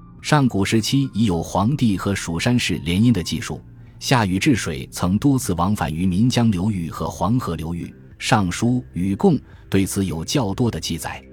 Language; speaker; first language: Chinese; native; Chinese